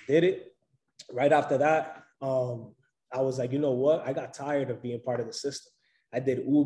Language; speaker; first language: English; native; English